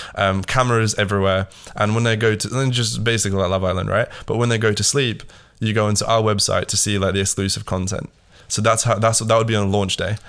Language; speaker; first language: English; early bilingual, other home language; Latvian